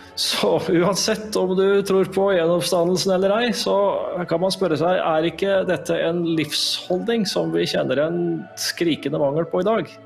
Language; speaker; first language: Norwegian; native; Norwegian